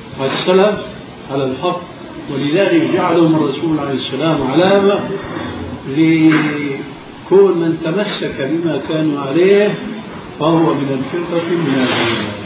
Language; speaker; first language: Arabic; early bilingual, other home language; Albanian